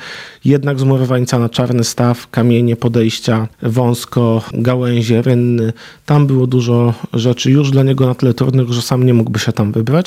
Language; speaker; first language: Polish; native; Polish